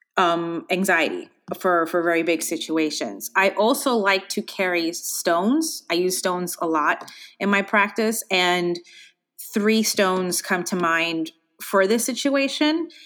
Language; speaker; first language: English; native; English